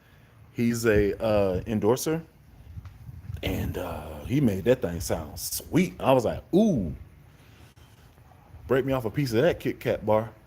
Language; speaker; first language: English; native; English